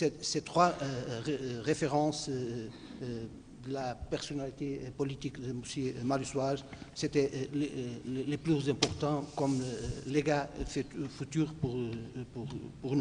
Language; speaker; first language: French; non-native, fluent; Portuguese